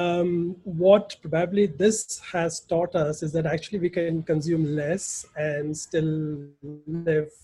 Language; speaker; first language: English; non-native, local second language; Gujarati